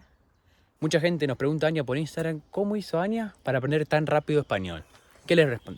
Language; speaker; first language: Spanish; native; Spanish